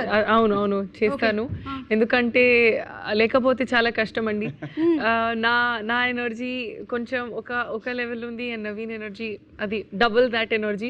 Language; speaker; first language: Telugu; non-native, learner; Hindi